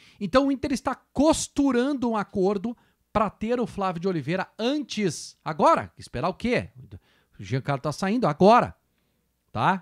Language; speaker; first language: Portuguese; native; Portuguese